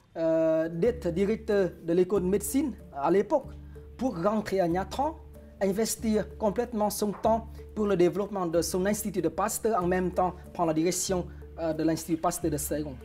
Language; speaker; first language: French; non-native, fluent; Vietnamese